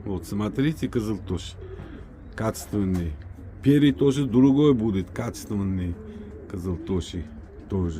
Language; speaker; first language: Russian; non-native, local second language; Uzbek